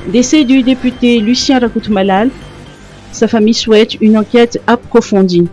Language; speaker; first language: French; non-native, local second language; Malagasy